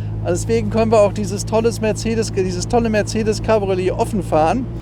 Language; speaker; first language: German; native; German